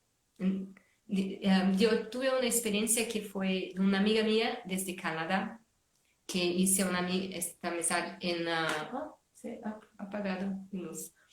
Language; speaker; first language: Spanish; non-native, fluent; Portuguese